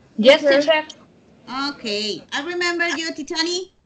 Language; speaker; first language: English; non-native, learner; Spanish